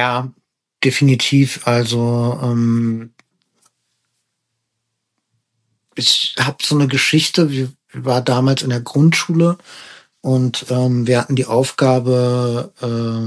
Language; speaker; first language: German; early bilingual, other home language; Persian